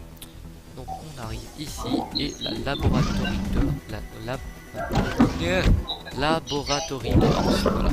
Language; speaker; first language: French; native; French